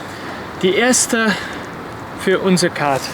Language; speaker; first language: German; non-native, learner; Dutch